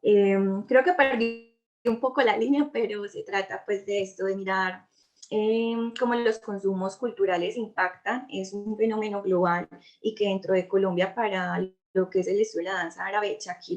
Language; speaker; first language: Spanish; native; Spanish